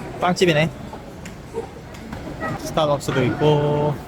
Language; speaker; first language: Korean; native; Korean